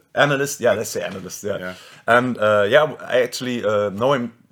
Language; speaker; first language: English; non-native, fluent; German